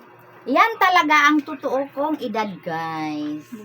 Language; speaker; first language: Filipino; native; Filipino